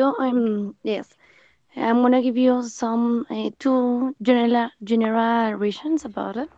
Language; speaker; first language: English; non-native, learner; Spanish